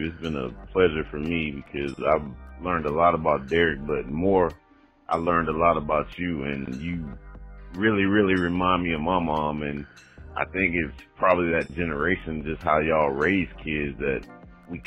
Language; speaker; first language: English; native; English